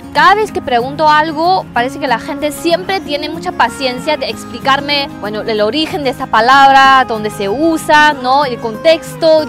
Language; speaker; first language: Spanish; non-native, fluent; Chinese